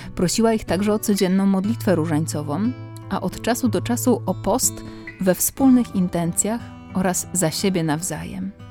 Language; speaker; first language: Polish; native; Polish